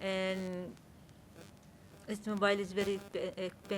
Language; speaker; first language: English; non-native, learner; Urdu